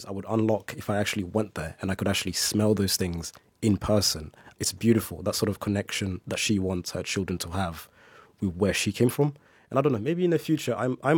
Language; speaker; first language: English; early bilingual, other home language; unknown